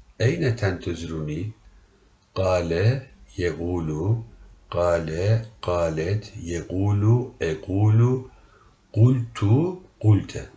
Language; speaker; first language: Arabic; non-native, learner; Turkish